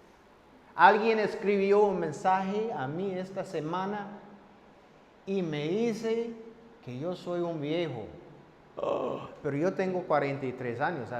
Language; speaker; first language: Spanish; non-native, fluent; English